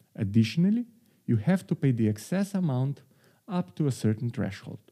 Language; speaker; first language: English; non-native, fluent; Slovenian